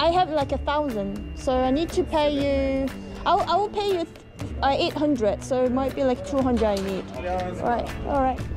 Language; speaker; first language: English; non-native, fluent; Korean